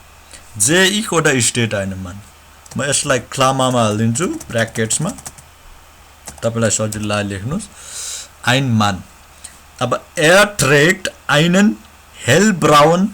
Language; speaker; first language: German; non-native, learner; Nepali